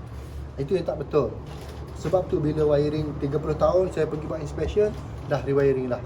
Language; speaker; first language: Malay; native; Malay